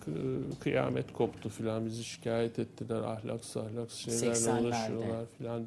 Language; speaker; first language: Turkish; native; Turkish